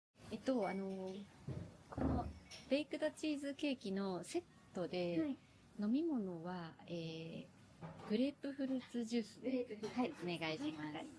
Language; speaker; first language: Japanese; native; Japanese